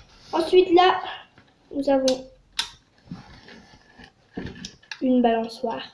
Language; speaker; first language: French; native; French